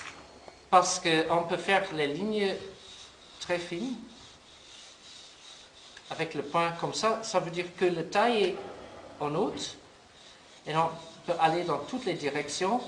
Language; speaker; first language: French; non-native, learner; English